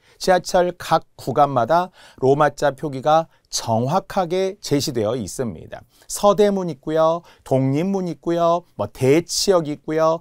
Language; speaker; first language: Korean; native; Korean